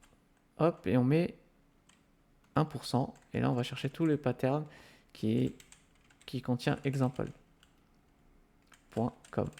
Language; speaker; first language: French; native; French